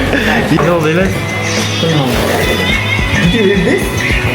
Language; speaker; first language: English; non-native, learner; Nepali